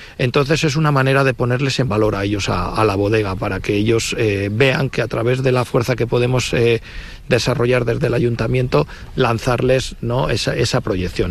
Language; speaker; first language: Spanish; native; Spanish